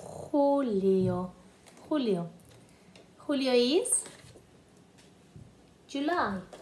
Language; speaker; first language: English; non-native, fluent; Spanish